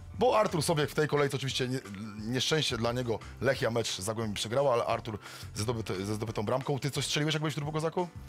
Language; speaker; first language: Polish; native; Polish